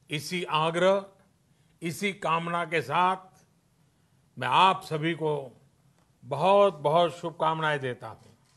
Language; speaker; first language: Hindi; non-native, local second language; Gujarati